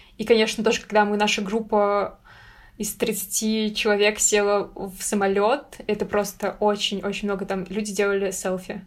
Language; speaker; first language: Russian; native; Russian